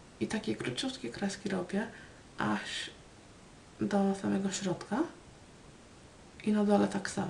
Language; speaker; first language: Polish; early bilingual, heritage; Polish